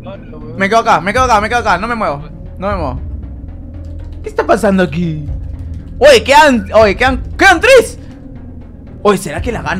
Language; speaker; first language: Spanish; native; Spanish